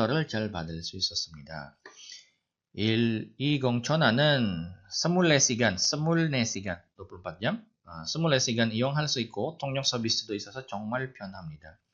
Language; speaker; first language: Korean; non-native, fluent; Indonesian